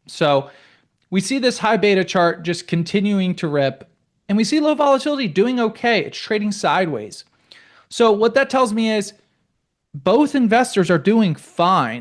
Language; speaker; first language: English; native; English